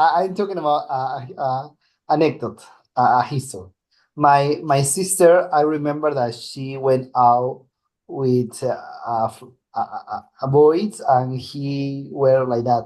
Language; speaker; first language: English; non-native, learner; Spanish